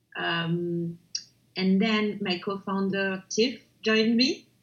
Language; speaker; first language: English; non-native, fluent; French